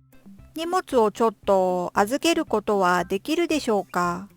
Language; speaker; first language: Japanese; non-native, fluent; Korean